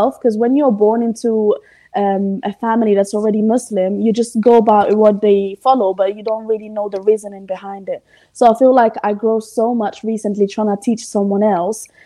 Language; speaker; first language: English; non-native, fluent; Italian